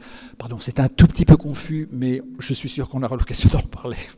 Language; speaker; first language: French; native; French